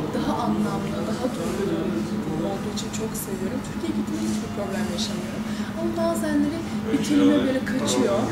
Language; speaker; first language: Turkish; early bilingual, heritage; Turkish